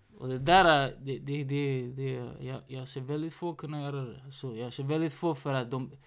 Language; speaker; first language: Swedish; early bilingual, other home language; Spanish